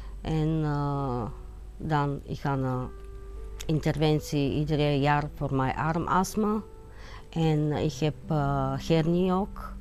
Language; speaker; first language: Dutch; non-native, learner; Bulgarian